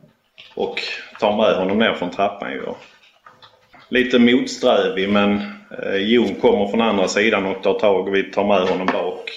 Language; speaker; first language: Swedish; native; Swedish